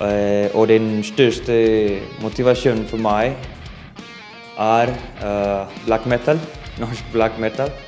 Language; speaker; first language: Norwegian; non-native, learner; Spanish